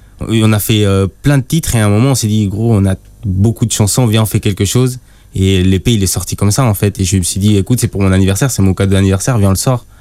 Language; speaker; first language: French; early bilingual, other home language; Spanish